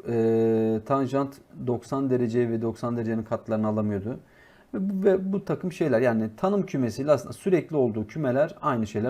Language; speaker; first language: Turkish; native; Turkish